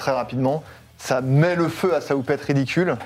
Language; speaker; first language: French; native; French